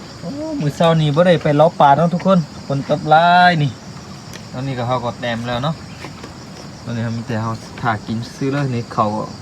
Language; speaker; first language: Thai; non-native, local second language; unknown